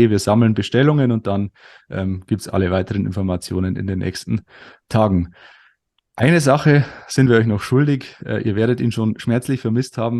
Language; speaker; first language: German; native; German